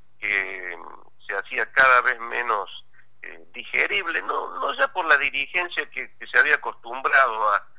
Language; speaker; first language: Spanish; native; Spanish